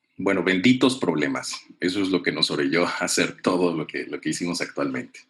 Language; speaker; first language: Spanish; native; Spanish